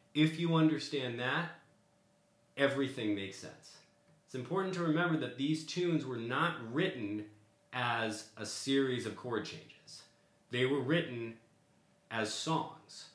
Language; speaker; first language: English; native; English